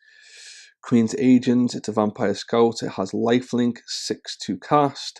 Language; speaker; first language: English; native; English